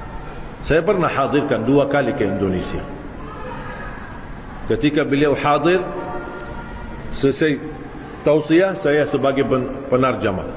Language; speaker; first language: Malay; non-native, fluent; Arabic